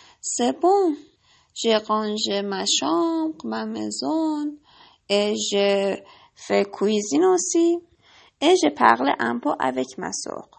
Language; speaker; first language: French; non-native, learner; Persian